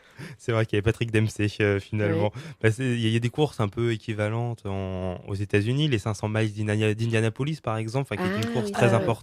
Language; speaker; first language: French; native; French